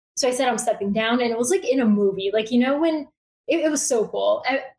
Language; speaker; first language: English; early bilingual, other home language; Bulgarian